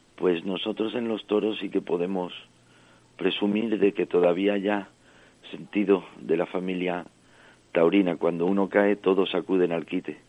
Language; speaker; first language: Spanish; early bilingual, heritage; French